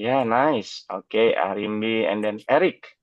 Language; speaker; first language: English; non-native, fluent; Indonesian